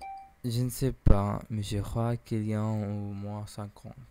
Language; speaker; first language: French; non-native, learner; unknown